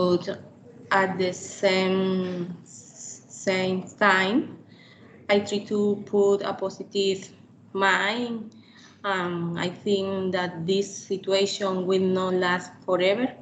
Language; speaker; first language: English; non-native, learner; Spanish